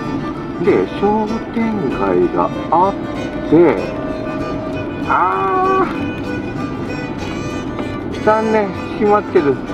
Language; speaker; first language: Japanese; native; Japanese